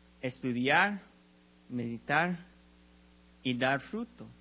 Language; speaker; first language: Spanish; non-native, learner; English